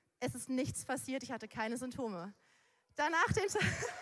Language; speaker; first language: German; native; German